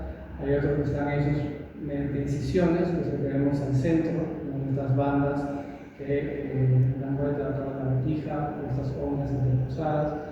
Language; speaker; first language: Spanish; native; Spanish